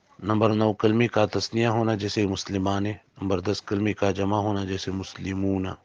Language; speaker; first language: Urdu; non-native, local second language; Pashto